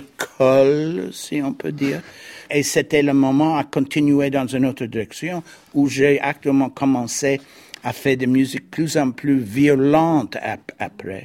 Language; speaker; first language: French; non-native, fluent; English